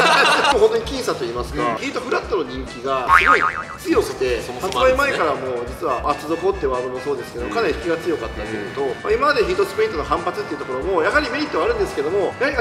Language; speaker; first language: Japanese; native; Japanese